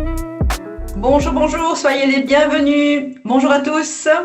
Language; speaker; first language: French; native; French